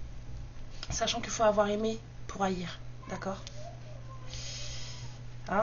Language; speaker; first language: French; native; French